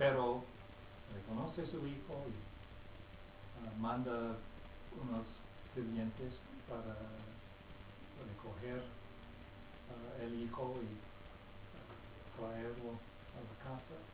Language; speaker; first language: Spanish; non-native, fluent; English